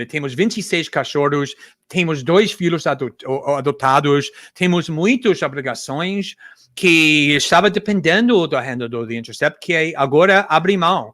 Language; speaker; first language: Portuguese; non-native, fluent; English